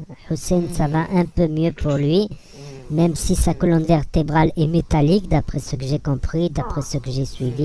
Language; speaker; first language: French; native; French